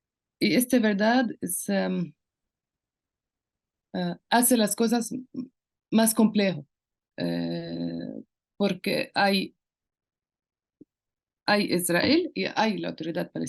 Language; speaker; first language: Spanish; non-native, local second language; Arabic